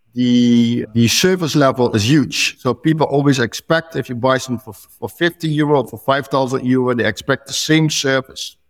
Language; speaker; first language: English; non-native, fluent; Dutch